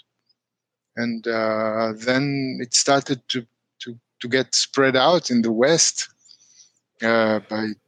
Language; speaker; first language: English; non-native, fluent; Hebrew